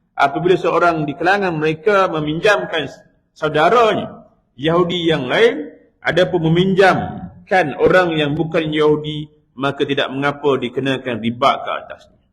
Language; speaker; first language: Malay; native; Malay